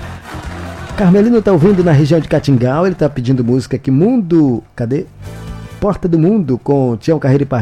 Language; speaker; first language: Portuguese; native; Portuguese